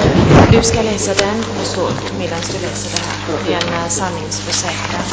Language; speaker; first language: Swedish; non-native, fluent; Italian